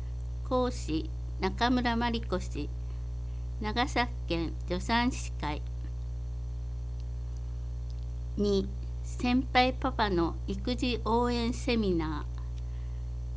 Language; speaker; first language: Japanese; native; Japanese